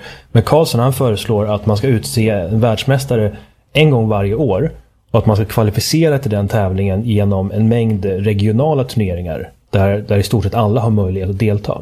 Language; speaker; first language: Swedish; native; Swedish